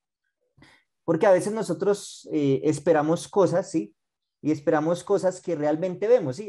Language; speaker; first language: Spanish; native; Spanish